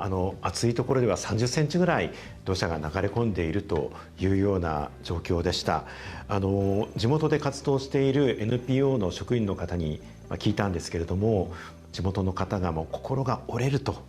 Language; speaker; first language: Japanese; native; Japanese